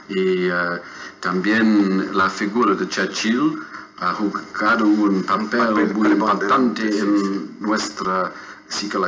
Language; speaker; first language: Spanish; non-native, fluent; English